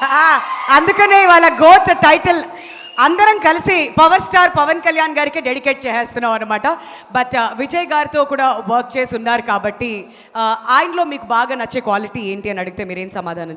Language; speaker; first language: Telugu; native; Telugu